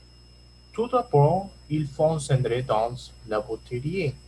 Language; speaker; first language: French; non-native, learner; Spanish